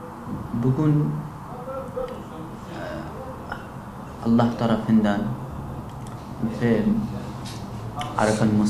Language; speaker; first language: Turkish; non-native, learner; Bangla